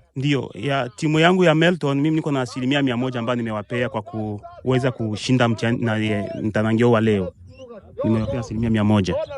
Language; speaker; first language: Swahili; native; Swahili